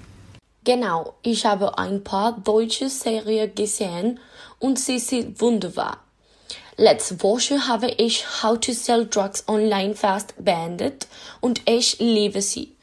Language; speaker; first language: German; non-native, learner; Spanish